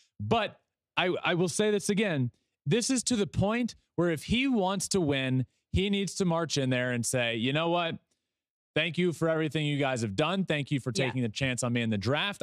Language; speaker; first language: English; native; English